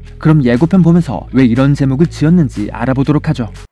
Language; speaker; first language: Korean; native; Korean